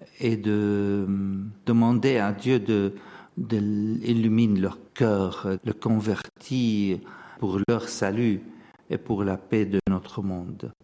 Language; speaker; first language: French; non-native, fluent; Arabic